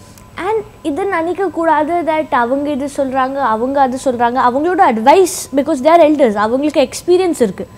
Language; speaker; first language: Tamil; non-native, local second language; Hindi